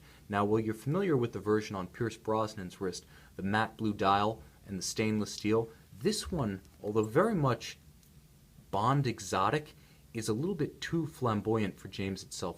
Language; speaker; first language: English; native; English